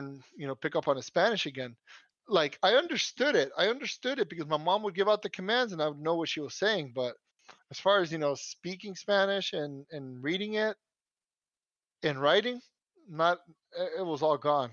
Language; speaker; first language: English; early bilingual, other home language; Spanish